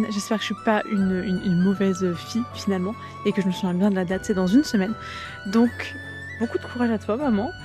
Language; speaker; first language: French; native; French